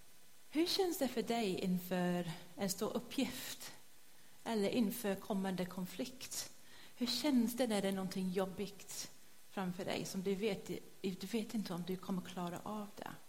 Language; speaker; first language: Swedish; non-native, fluent; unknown